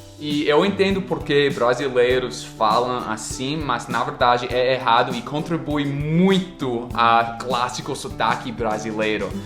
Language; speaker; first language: Portuguese; non-native, fluent; English